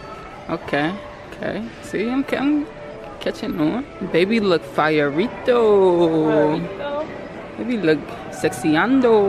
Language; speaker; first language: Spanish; non-native, learner; English